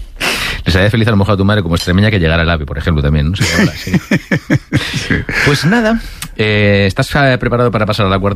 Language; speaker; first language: Spanish; native; Spanish